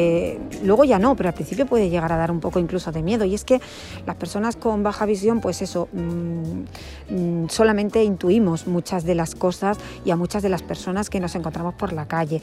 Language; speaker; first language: Spanish; native; Spanish